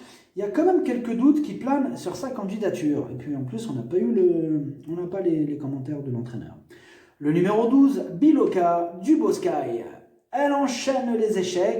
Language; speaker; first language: French; native; French